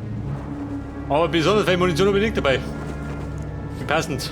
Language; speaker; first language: German; native; German